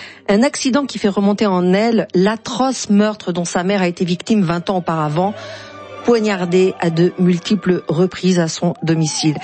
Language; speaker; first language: French; native; French